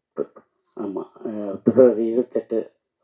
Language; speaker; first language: Tamil; native; Tamil